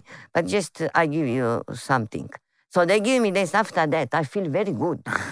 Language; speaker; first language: English; non-native, learner; Italian